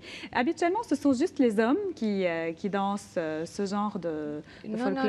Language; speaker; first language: French; non-native, local second language; Arabic